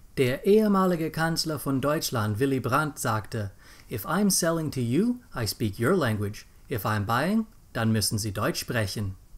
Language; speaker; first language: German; non-native, fluent; English